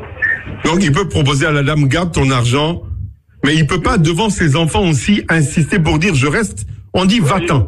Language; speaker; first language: French; non-native, local second language; Akan